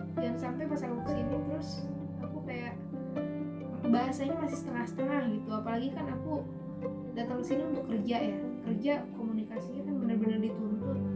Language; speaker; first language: Indonesian; native; Indonesian